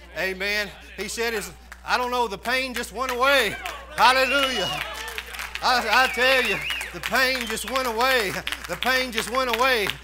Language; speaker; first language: English; native; English